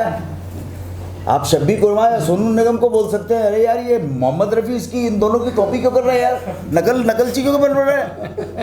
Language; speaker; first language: Hindi; native; Hindi